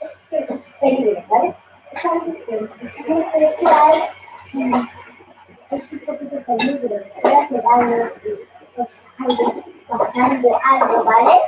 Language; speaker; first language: Spanish; early bilingual, other home language; Filipino